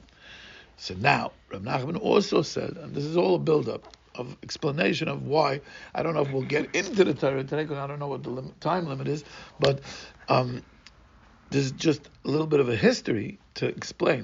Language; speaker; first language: English; non-native, fluent; Portuguese